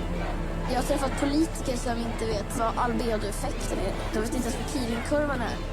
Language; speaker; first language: Swedish; native; Swedish